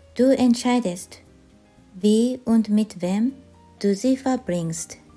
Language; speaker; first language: German; non-native, fluent; Japanese